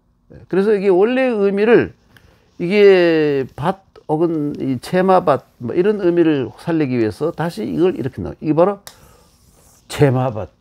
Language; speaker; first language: Korean; native; Korean